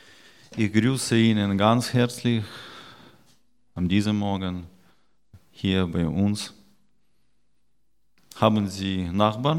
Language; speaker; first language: German; non-native, learner; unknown